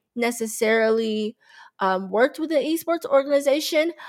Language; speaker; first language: English; native; English